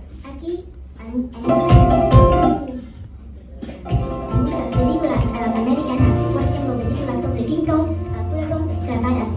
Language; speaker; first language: Spanish; non-native, learner; Vietnamese